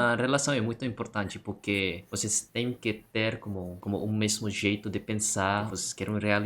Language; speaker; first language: Portuguese; non-native, learner; Indonesian